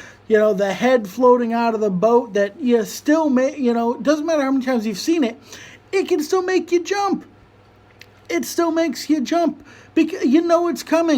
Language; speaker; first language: English; native; English